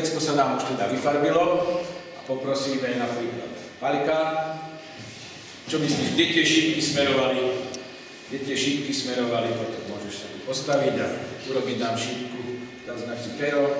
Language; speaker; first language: Slovak; native; Slovak